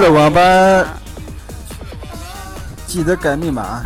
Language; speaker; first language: Chinese; native; Chinese